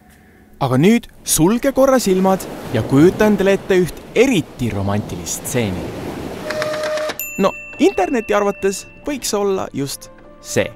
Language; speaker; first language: Estonian; native; Estonian